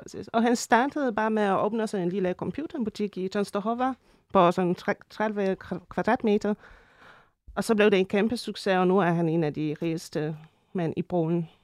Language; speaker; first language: Danish; non-native, fluent; Polish